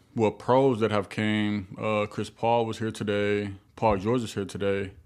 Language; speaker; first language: English; native; English